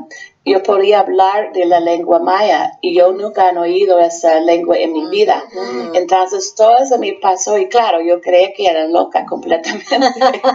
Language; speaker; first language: Spanish; non-native, fluent; English